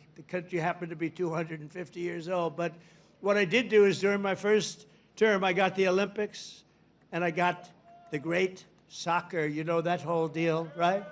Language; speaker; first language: English; native; English